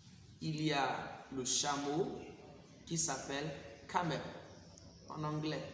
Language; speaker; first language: French; non-native, fluent; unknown